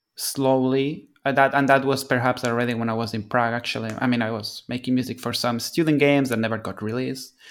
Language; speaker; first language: English; non-native, fluent; Spanish